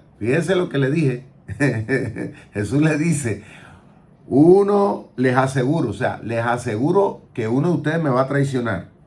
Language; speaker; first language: Spanish; native; Spanish